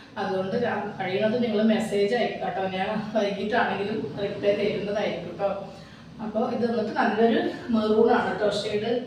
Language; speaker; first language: Malayalam; native; Malayalam